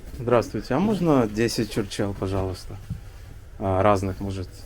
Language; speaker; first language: Russian; non-native, fluent; English